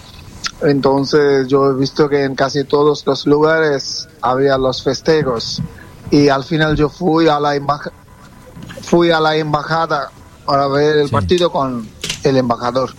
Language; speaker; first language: Spanish; non-native, fluent; Bangla